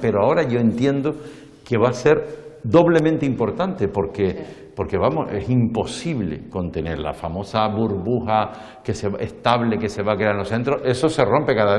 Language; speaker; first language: Spanish; native; Spanish